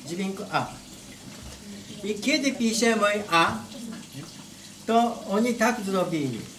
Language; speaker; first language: Polish; non-native, learner; Japanese